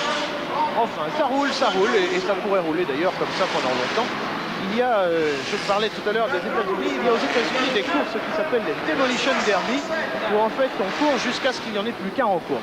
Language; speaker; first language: French; native; French